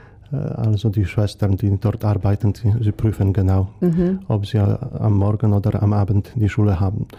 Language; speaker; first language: German; non-native, fluent; Polish